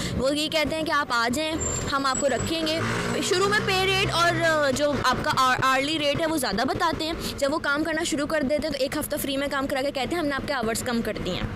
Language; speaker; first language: Urdu; native; Urdu